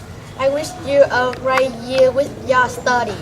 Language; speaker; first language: English; non-native, learner; Vietnamese